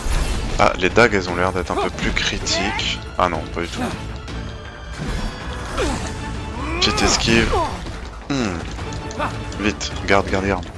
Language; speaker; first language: French; native; French